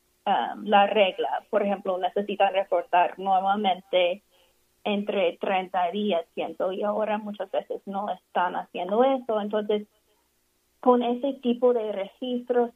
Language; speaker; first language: Spanish; non-native, fluent; English